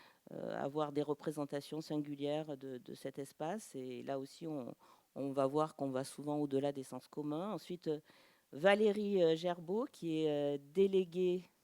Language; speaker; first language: French; native; French